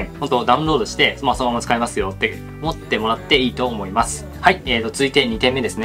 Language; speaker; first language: Japanese; native; Japanese